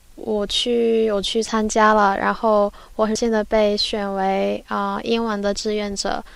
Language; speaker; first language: Chinese; early bilingual, other home language; Korean